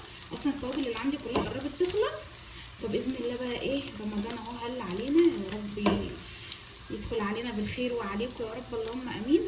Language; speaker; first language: Arabic; native; Arabic